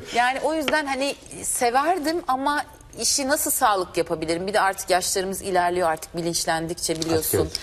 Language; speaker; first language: Turkish; native; Turkish